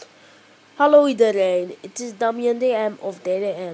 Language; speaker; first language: Dutch; early bilingual, heritage; Dutch